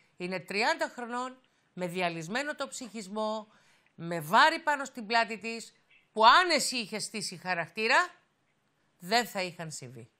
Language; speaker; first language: Greek; native; Greek